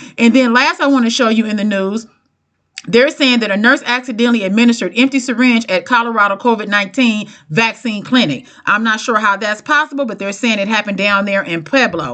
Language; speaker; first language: English; native; English